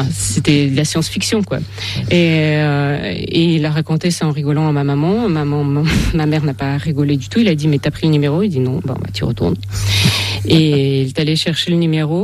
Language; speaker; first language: French; non-native, fluent; Russian